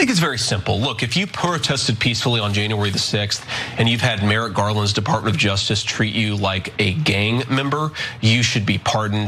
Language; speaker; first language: English; native; English